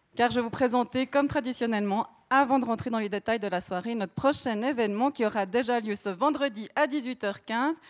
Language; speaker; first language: French; native; French